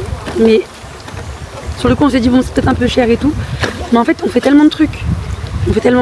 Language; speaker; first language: French; native; French